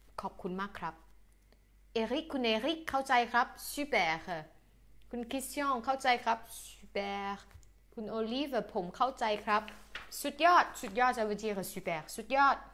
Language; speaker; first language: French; non-native, fluent; Thai